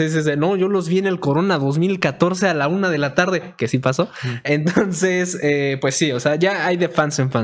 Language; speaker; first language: Spanish; native; Spanish